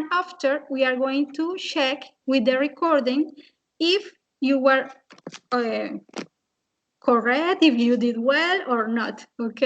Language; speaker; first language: English; non-native, fluent; Spanish